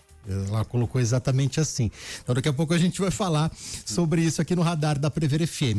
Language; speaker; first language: Portuguese; native; Portuguese